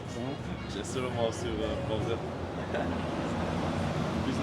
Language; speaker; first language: French; non-native, learner; German